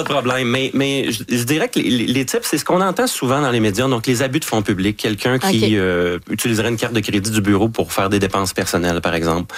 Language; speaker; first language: French; native; French